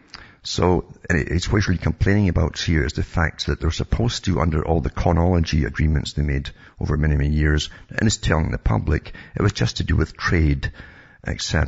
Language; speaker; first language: English; native; English